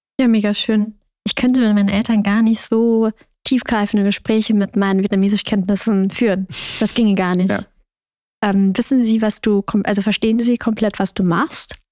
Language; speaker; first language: German; early bilingual, other home language; Vietnamese